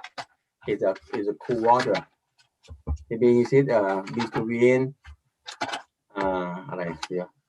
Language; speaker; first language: English; non-native, learner; Thai